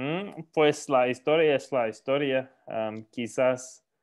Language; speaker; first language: Spanish; non-native, learner; English